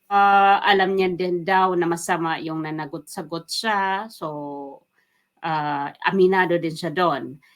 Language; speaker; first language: Filipino; non-native, local second language; Waray